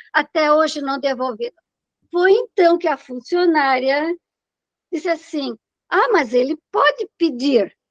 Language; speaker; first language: Portuguese; native; Portuguese